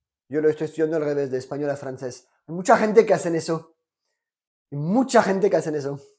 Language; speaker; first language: Spanish; non-native, fluent; French